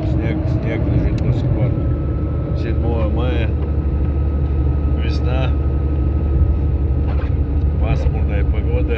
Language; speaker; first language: Russian; non-native, local second language; Chechen